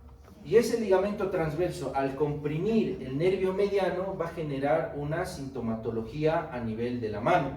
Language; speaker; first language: Spanish; native; Spanish